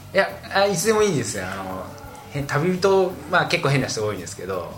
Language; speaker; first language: Japanese; native; Japanese